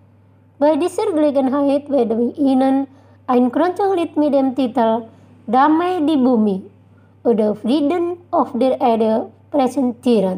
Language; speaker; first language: German; non-native, fluent; Indonesian